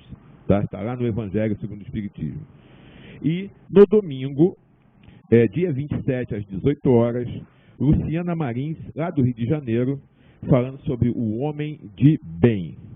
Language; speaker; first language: Portuguese; native; Portuguese